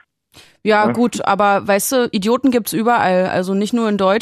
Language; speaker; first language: German; native; German